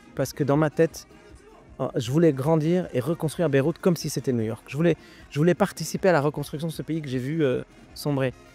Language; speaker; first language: French; early bilingual, other home language; Arabic